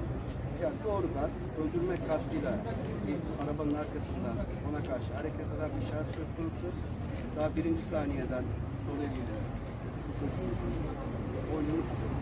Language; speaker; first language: Turkish; native; Turkish